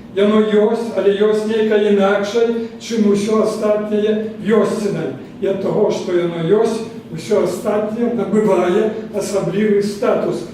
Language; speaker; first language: Belarusian; native; Belarusian